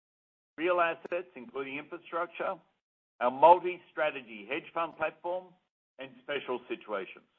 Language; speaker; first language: English; native; English